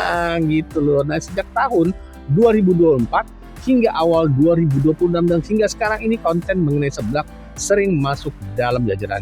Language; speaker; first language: Indonesian; native; Indonesian